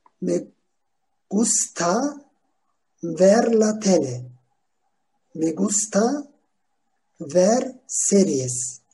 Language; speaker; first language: Spanish; non-native, fluent; Turkish